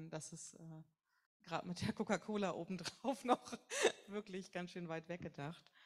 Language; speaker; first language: German; native; German